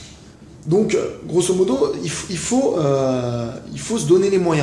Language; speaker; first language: French; native; French